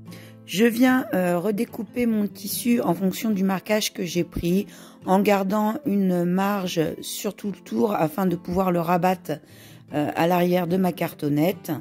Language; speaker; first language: French; native; French